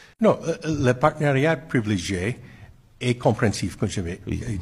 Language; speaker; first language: French; non-native, fluent; English